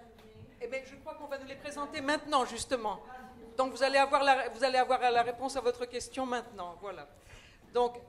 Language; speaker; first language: French; native; French